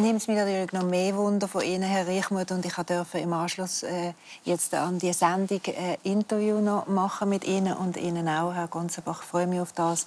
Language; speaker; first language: German; native; German